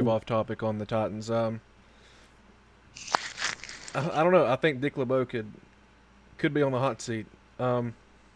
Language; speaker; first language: English; native; English